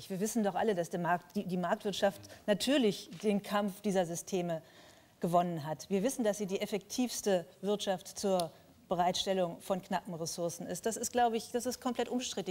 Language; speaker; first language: German; native; German